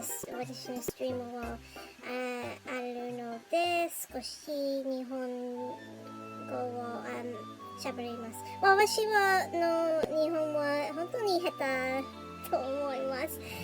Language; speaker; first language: Japanese; non-native, learner; English